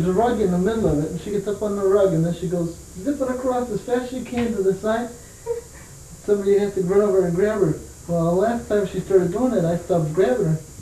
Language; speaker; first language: English; native; English